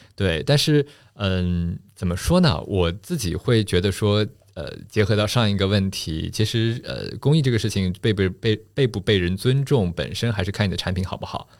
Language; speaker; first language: Chinese; non-native, local second language; Wu Chinese